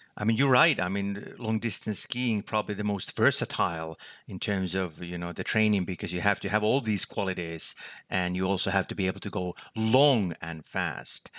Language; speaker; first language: English; non-native, fluent; Finnish